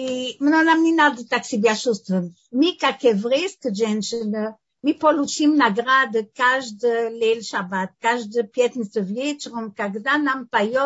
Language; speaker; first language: Russian; non-native, fluent; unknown